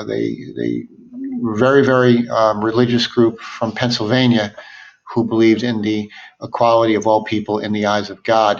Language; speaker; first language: English; native; English